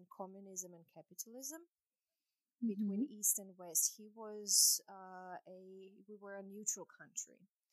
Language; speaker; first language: English; non-native, fluent; Croatian